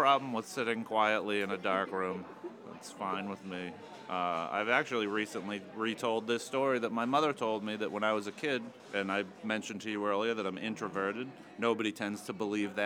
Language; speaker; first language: English; native; English